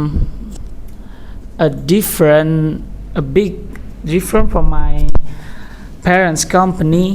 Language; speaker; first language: English; non-native, learner; Indonesian